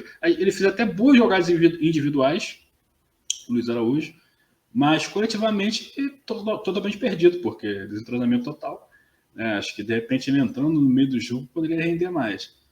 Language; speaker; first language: Portuguese; native; Portuguese